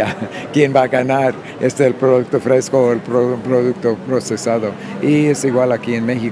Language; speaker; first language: Spanish; non-native, fluent; English